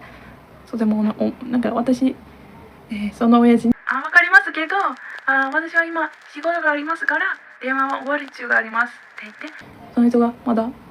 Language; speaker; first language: Japanese; non-native, learner; Turkish